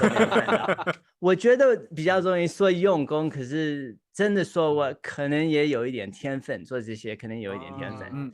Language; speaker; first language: Chinese; early bilingual, heritage; Chinese